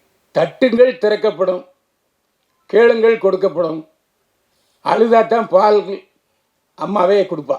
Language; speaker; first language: Tamil; native; Tamil